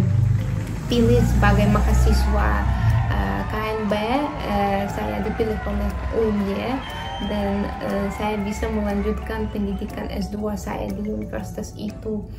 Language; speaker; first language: Indonesian; non-native, fluent; Russian